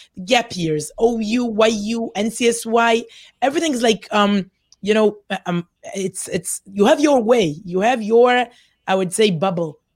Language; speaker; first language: English; non-native, fluent; Hebrew